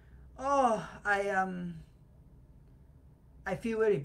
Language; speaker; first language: English; non-native, fluent; Thai